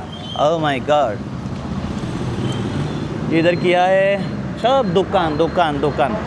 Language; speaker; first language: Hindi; non-native, learner; Bangla